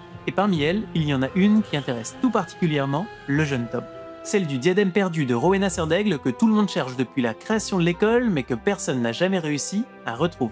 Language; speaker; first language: French; native; French